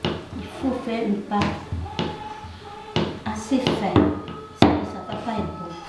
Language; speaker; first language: French; non-native, fluent; Nepali